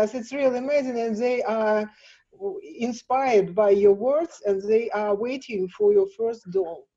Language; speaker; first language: English; non-native, learner; Russian